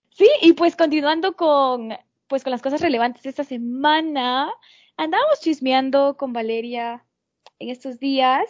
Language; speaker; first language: Spanish; native; Spanish